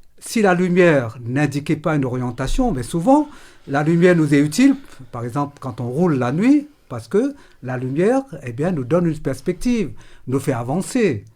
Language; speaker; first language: French; non-native, local second language; Morisyen